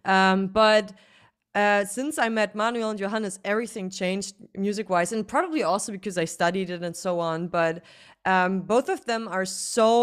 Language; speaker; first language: English; non-native, fluent; German